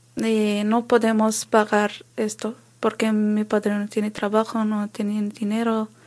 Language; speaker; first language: Spanish; non-native, learner; Arabic